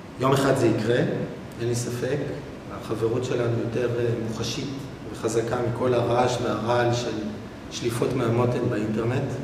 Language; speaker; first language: Hebrew; native; Hebrew